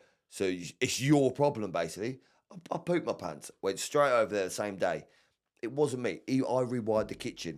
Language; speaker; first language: English; native; English